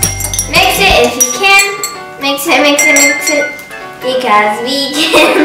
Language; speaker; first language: English; non-native, fluent; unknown